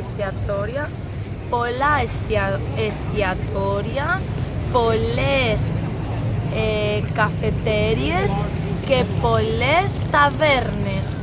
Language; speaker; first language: Greek; non-native, learner; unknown